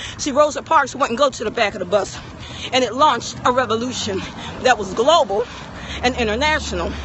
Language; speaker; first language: English; native; English